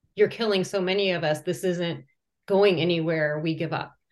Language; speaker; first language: English; early bilingual, other home language; Persian